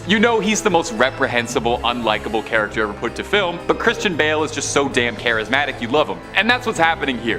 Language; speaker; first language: English; native; English